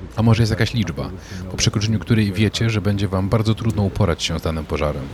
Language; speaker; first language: Polish; native; Polish